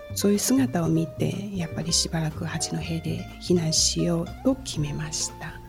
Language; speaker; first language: Japanese; non-native, fluent; Chinese